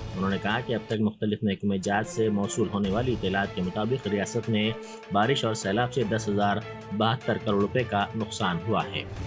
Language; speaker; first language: Hindi; non-native, local second language; Urdu